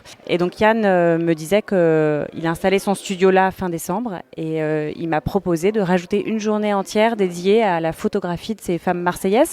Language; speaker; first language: French; native; French